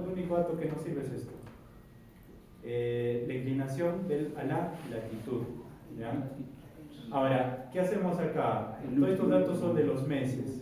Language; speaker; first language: Spanish; native; Spanish